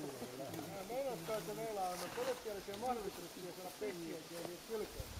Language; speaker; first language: Finnish; native; Finnish